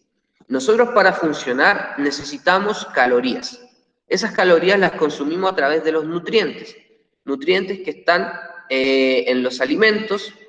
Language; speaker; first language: Spanish; native; Spanish